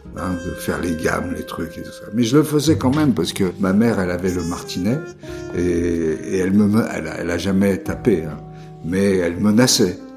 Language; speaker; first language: French; native; French